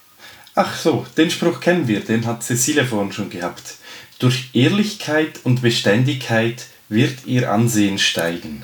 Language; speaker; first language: German; native; German